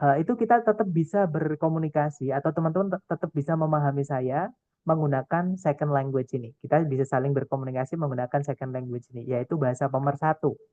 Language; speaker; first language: Indonesian; non-native, local second language; Javanese